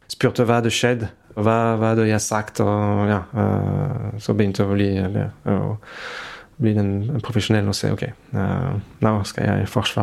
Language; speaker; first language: Norwegian; non-native, fluent; French